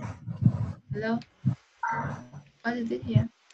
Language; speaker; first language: English; non-native, learner; Vietnamese